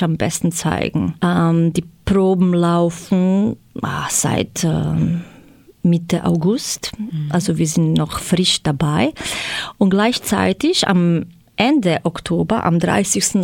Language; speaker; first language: German; non-native, fluent; Croatian